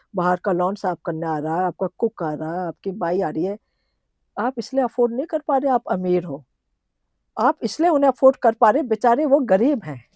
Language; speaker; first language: Hindi; native; Hindi